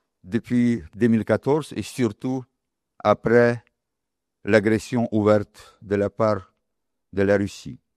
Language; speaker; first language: French; non-native, local second language; Ukrainian